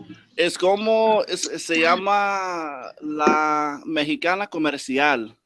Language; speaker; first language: Spanish; non-native, learner; English